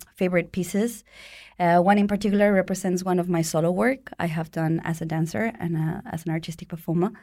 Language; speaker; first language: English; non-native, fluent; Spanish